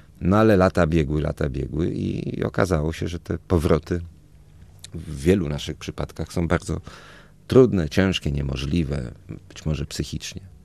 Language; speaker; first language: Polish; early bilingual, other home language; Spanish